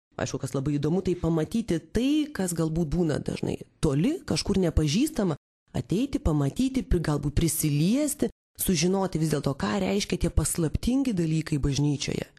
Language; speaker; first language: Lithuanian; native; Lithuanian